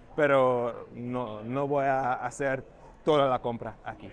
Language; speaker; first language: Spanish; non-native, fluent; English